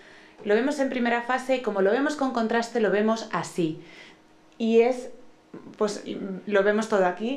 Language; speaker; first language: Spanish; native; Spanish